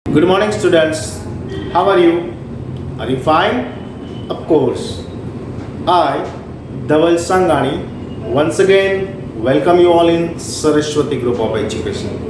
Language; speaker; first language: English; non-native, local second language; Gujarati